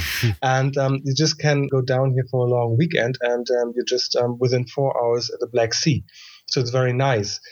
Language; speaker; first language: English; non-native, fluent; German